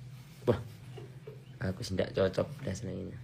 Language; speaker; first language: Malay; non-native, local second language; Javanese